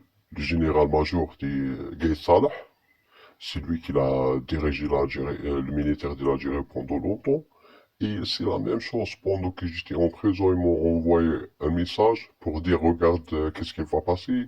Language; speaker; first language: French; non-native, learner; Arabic